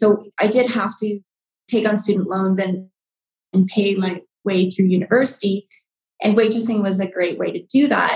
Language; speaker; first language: English; native; English